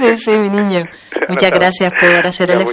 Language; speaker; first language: Spanish; native; Spanish